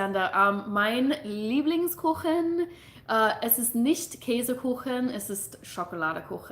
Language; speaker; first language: German; non-native, fluent; English